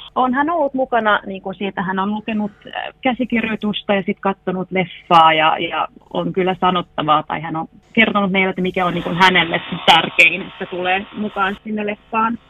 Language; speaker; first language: Finnish; non-native, local second language; Swedish